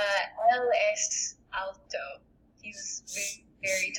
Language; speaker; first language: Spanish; non-native, learner; English